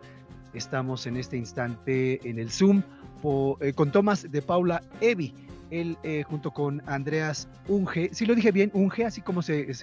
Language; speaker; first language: Spanish; native; Spanish